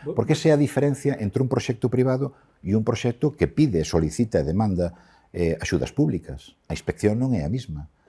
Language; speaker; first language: Galician; non-native, local second language; Spanish